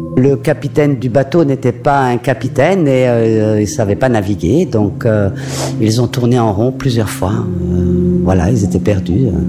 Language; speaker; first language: French; native; French